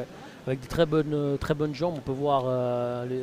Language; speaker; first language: French; native; French